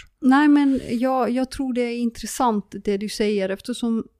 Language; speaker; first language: Swedish; non-native, fluent; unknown